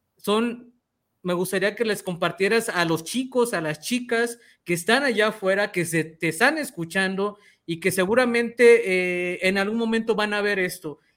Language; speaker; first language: Spanish; native; Spanish